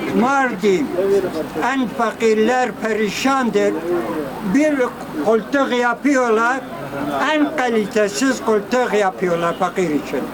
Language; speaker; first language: Turkish; non-native, local second language; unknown